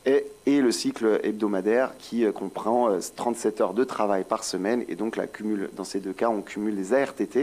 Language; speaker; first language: French; native; French